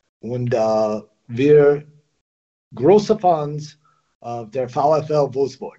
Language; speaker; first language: German; non-native, learner; English